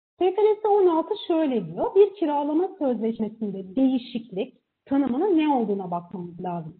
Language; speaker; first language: Turkish; native; Turkish